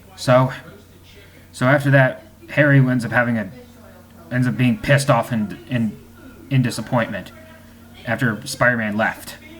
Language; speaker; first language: English; native; English